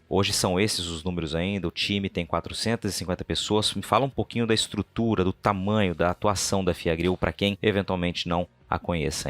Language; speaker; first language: Portuguese; native; Portuguese